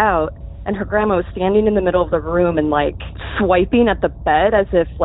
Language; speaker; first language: English; native; English